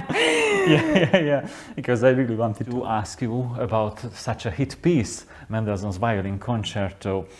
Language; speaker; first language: English; non-native, fluent; Hungarian